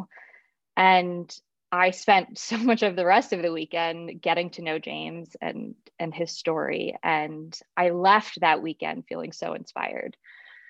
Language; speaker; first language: English; native; English